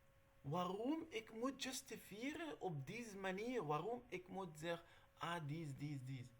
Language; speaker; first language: Dutch; non-native, learner; Arabic